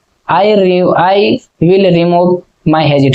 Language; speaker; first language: English; non-native, learner; Hindi